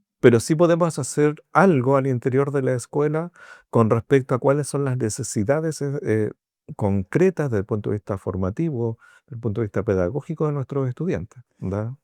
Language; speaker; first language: Spanish; native; Spanish